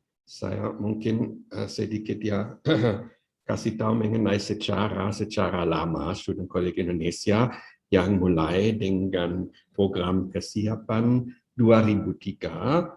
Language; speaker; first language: Indonesian; non-native, fluent; German